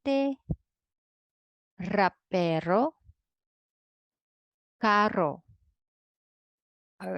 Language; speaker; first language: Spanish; non-native, fluent; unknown